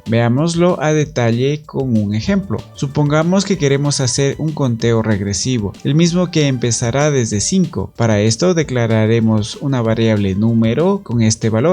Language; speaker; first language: Spanish; native; Spanish